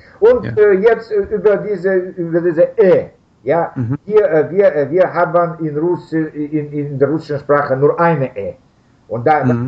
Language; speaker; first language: German; non-native, learner; Russian